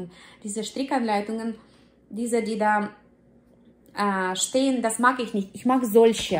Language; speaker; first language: German; non-native, fluent; Russian